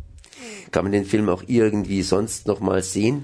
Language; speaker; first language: German; native; German